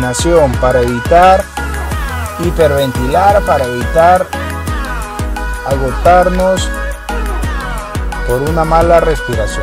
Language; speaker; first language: Spanish; native; Spanish